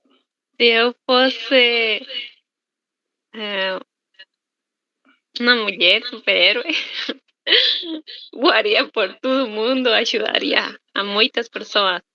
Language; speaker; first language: Portuguese; non-native, learner; Spanish